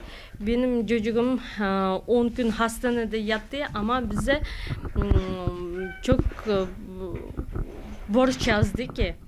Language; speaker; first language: Turkish; non-native, learner; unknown